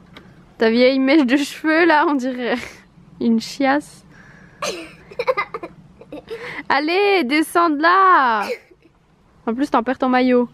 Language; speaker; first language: French; native; French